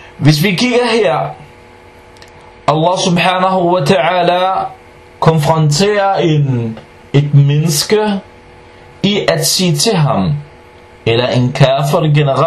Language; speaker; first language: Danish; non-native, fluent; Arabic